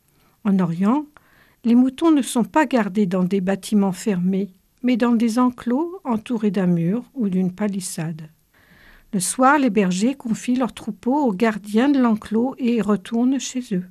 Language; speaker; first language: French; native; French